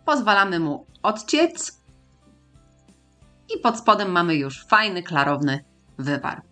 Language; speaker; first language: Polish; native; Polish